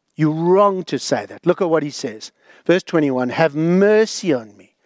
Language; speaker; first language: English; native; English